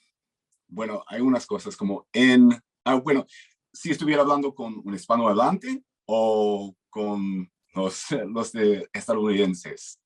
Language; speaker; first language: Spanish; non-native, fluent; English